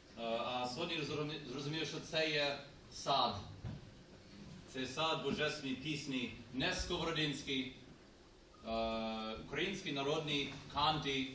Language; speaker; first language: Ukrainian; non-native, learner; Polish